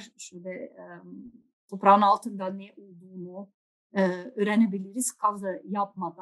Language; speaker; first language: Turkish; non-native, fluent; Dutch